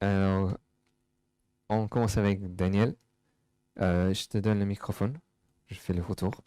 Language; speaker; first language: French; non-native, fluent; English